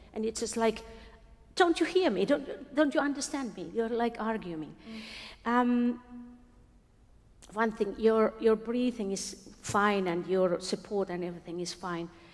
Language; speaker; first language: English; non-native, fluent; Finnish